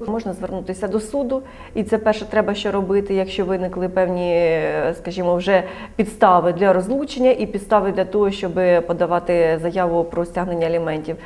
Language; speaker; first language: Ukrainian; native; Ukrainian